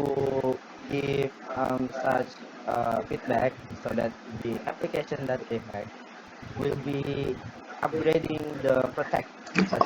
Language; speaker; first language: English; non-native, learner; Indonesian